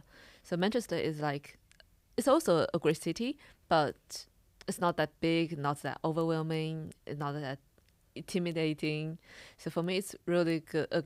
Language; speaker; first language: English; non-native, fluent; Chinese